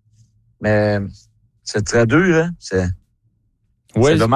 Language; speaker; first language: French; non-native, learner; Dutch